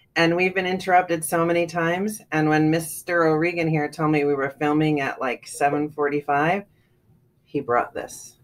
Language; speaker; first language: English; native; English